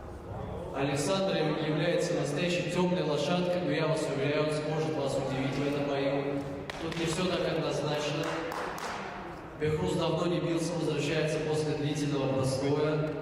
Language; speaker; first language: Russian; native; Russian